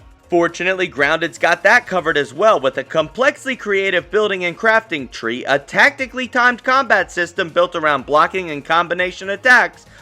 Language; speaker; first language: English; native; English